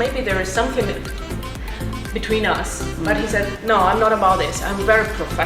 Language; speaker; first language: English; non-native, fluent; Russian